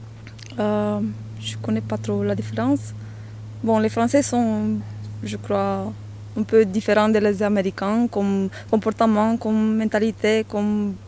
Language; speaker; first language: French; non-native, learner; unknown